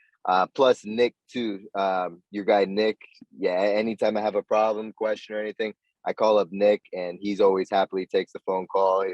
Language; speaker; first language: English; native; English